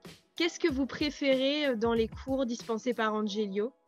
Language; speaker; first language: French; native; French